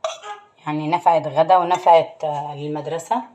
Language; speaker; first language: Arabic; native; Arabic